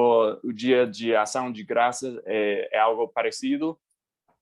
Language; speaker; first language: Portuguese; non-native, fluent; English